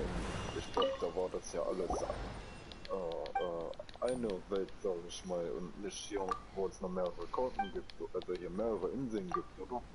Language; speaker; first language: German; native; German